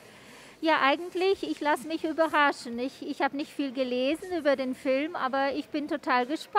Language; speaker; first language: German; non-native, fluent; Portuguese